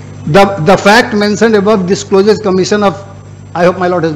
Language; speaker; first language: English; non-native, local second language; Hindi